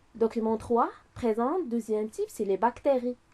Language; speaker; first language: French; non-native, local second language; Arabic